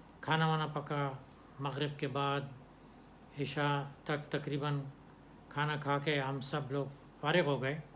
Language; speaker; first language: Urdu; non-native, local second language; Pashto